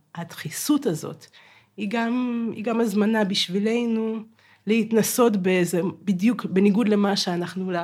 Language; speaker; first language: Hebrew; non-native, fluent; Russian